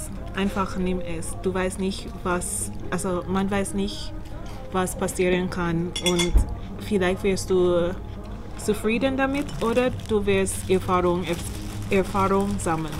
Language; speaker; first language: German; non-native, learner; English